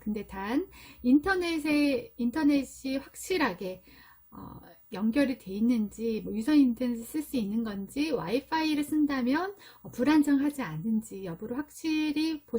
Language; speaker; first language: Korean; native; Korean